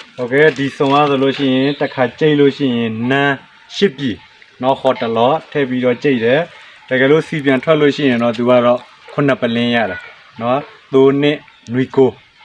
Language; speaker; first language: Burmese; non-native, local second language; S'gaw Karen